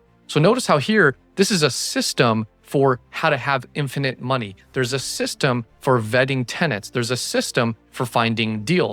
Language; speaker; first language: English; native; English